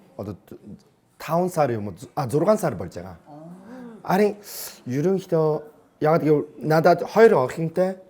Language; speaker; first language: Mongolian; non-native, fluent; Korean